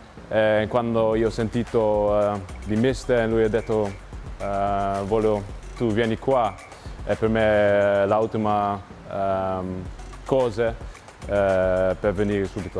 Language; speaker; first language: Italian; non-native, learner; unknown